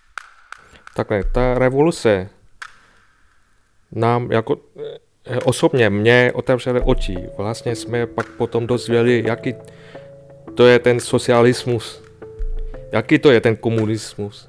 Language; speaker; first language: Czech; non-native, fluent; Vietnamese